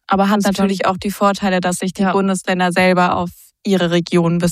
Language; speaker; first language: German; native; German